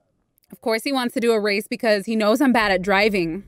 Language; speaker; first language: English; native; English